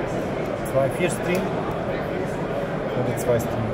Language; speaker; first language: German; non-native, learner; Romanian